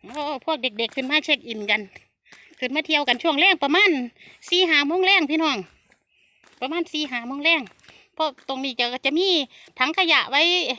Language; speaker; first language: Thai; non-native, local second language; Northeastern Thai